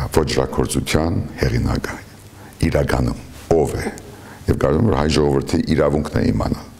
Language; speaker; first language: Armenian; early bilingual, heritage; Armenian